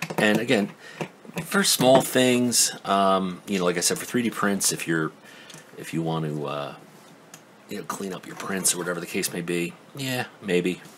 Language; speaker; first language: English; native; English